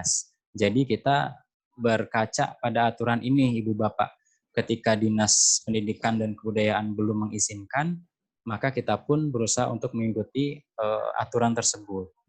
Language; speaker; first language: Indonesian; native; Indonesian